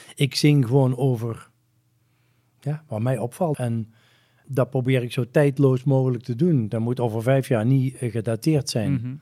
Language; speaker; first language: Dutch; native; Dutch